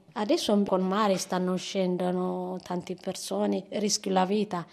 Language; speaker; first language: Italian; non-native, learner; Amharic